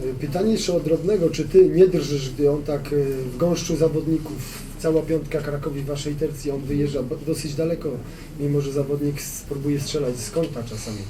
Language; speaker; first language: Polish; native; Polish